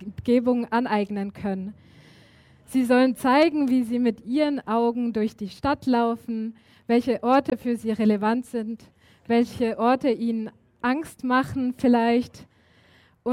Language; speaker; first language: German; native; German